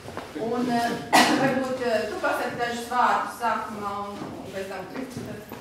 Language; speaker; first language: Latvian; native; Latvian